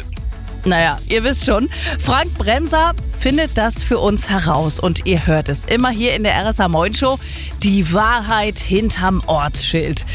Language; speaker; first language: German; native; German